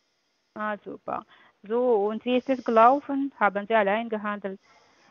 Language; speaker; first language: German; non-native, fluent; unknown